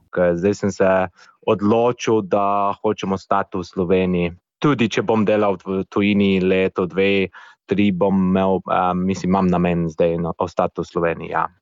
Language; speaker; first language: Slovenian; non-native, fluent; English